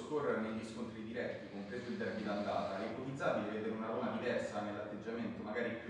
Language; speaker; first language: Italian; native; Italian